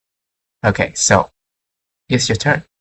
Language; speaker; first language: English; non-native, fluent; Vietnamese